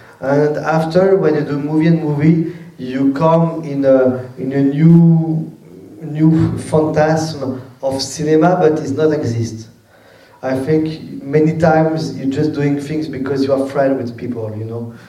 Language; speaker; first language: English; non-native, learner; French